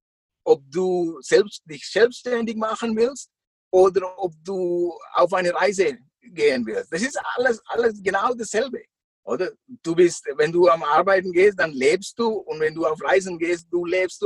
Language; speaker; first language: German; non-native, fluent; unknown